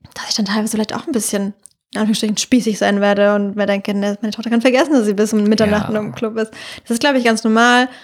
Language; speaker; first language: German; native; German